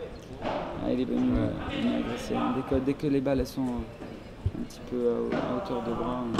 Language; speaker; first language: French; native; French